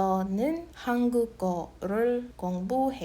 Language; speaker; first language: Korean; non-native, fluent; English